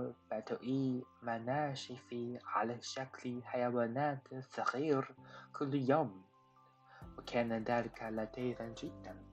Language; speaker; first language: Arabic; non-native, fluent; Chinese